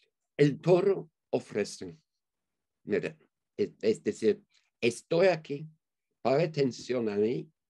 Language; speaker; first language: Spanish; non-native, fluent; English